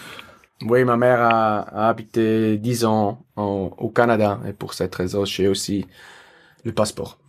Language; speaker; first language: French; non-native, local second language; German